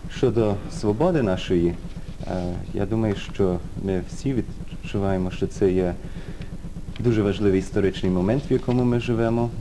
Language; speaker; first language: Ukrainian; early bilingual, heritage; Ukrainian